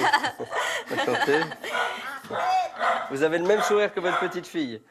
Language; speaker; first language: French; native; French